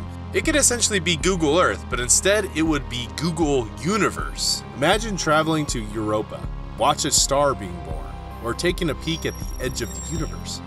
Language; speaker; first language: English; native; English